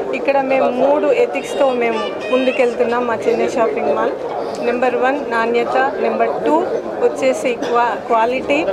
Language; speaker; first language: Telugu; native; Telugu